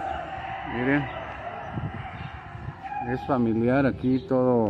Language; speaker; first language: Spanish; native; Spanish